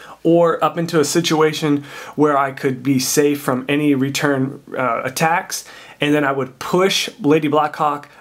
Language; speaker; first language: English; native; English